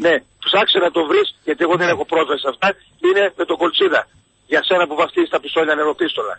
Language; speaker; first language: Greek; native; Greek